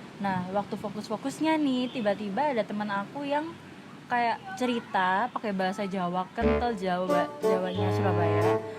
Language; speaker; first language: Indonesian; native; Indonesian